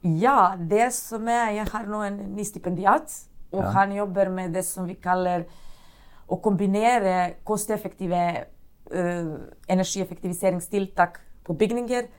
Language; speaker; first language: Norwegian; non-native, fluent; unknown